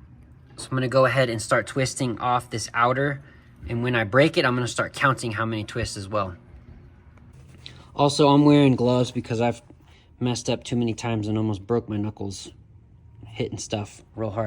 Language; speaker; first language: English; native; English